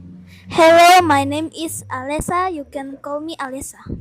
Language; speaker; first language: English; non-native, learner; Indonesian